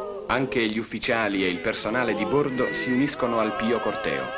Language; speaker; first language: Italian; native; Italian